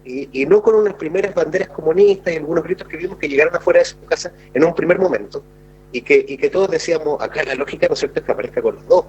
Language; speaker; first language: Spanish; native; Spanish